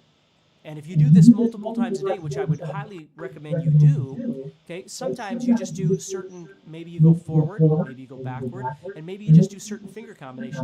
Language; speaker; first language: English; native; English